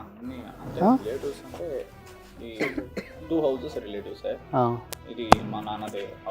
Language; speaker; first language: Telugu; non-native, learner; Kannada